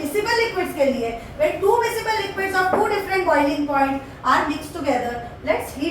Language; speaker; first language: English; non-native, local second language; Hindi